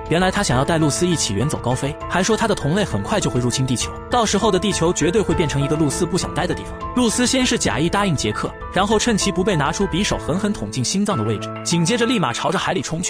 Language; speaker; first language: Chinese; native; Chinese